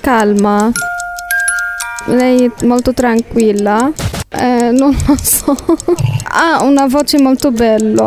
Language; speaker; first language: Italian; early bilingual, other home language; Arabic